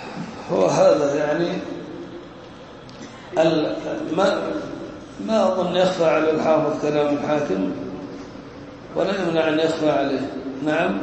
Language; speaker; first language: Arabic; native; Arabic